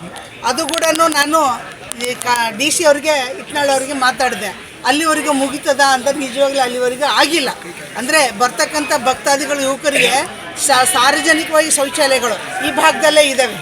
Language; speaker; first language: Kannada; native; Kannada